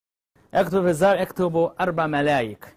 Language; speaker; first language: Arabic; non-native, learner; Chinese